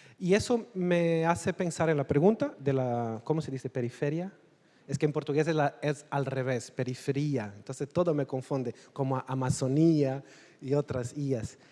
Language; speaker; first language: Spanish; non-native, fluent; Portuguese